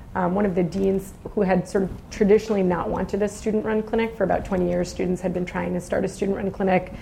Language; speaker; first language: English; native; English